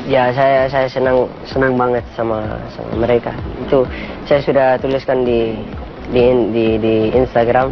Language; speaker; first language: Indonesian; non-native, learner; Dutch